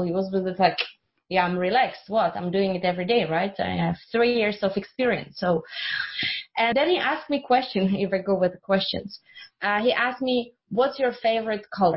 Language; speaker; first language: English; non-native, fluent; Czech